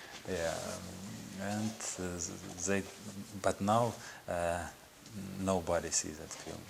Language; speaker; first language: English; non-native, learner; Ukrainian